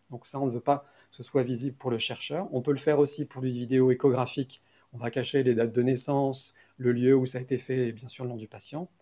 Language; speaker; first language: French; native; French